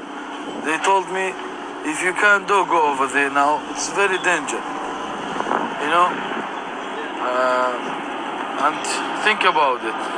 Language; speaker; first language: English; non-native, learner; Arabic